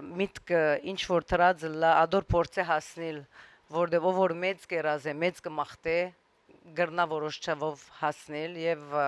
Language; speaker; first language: Armenian; native; Armenian